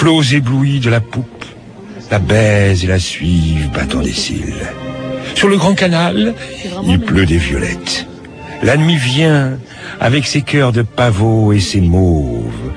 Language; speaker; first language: French; native; French